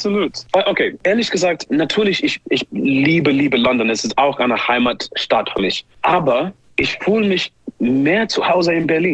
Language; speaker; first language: German; non-native, fluent; English